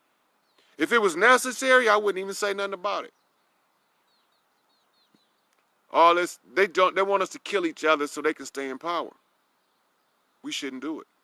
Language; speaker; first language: English; native; English